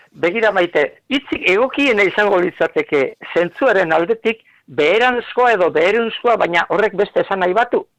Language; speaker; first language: Basque; native; Basque